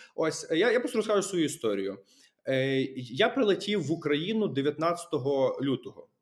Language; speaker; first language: Ukrainian; native; Ukrainian